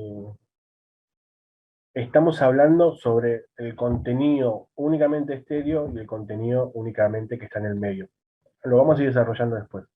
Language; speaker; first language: Spanish; native; Spanish